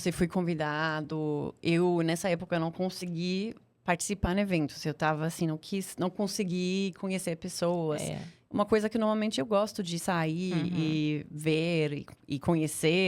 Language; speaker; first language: Portuguese; non-native, fluent; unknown